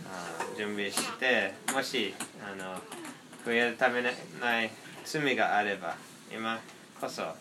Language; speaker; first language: Japanese; non-native, fluent; English